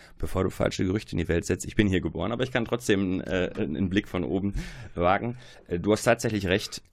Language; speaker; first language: German; early bilingual, other home language; Arabic